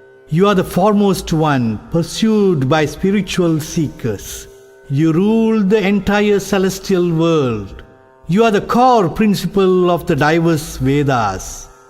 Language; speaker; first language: English; non-native, local second language; Tamil